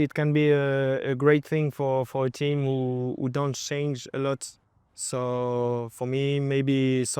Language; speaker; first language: English; non-native, fluent; French